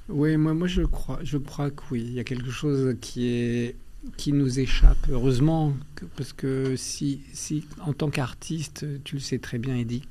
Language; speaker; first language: French; early bilingual, other home language; Albanian